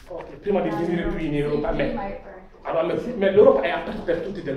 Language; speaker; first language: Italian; non-native, learner; French